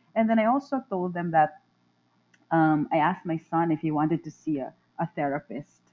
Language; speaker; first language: English; non-native, local second language; Filipino